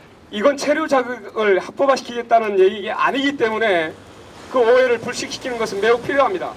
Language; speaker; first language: Korean; native; Korean